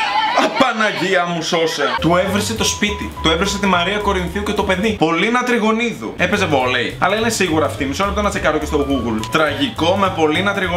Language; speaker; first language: Greek; native; Greek